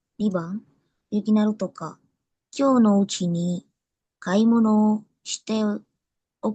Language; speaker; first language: Japanese; non-native, learner; Indonesian